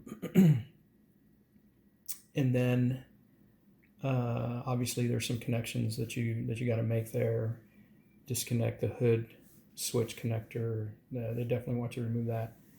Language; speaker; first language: English; native; English